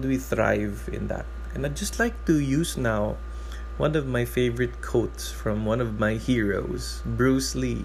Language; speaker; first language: English; non-native, local second language; Cebuano